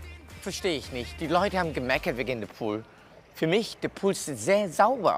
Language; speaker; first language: German; non-native, fluent; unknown